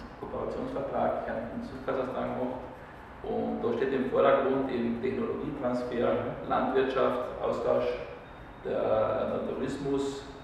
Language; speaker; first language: German; native; German